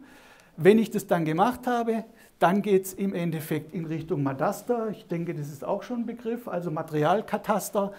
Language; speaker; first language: German; native; German